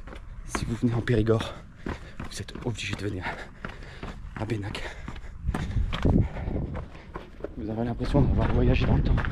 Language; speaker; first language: French; native; French